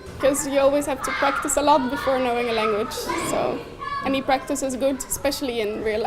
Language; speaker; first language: English; non-native, fluent; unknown